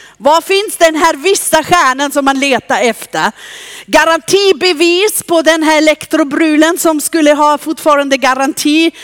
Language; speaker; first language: Swedish; non-native, fluent; German